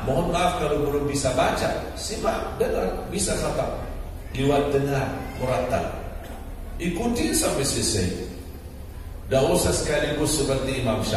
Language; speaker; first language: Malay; non-native, fluent; Arabic